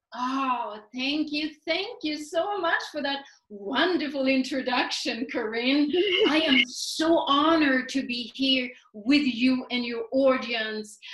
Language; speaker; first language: English; non-native, fluent; Swedish